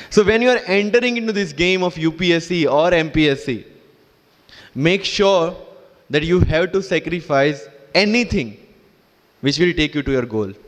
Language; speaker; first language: Hindi; non-native, local second language; Gujarati